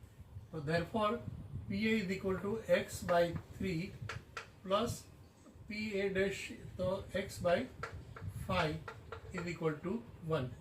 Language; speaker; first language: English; non-native, local second language; Gujarati